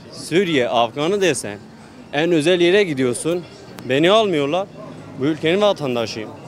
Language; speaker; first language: Turkish; native; Turkish